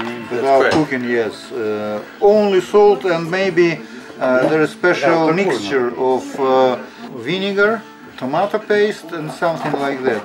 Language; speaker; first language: English; non-native, learner; Russian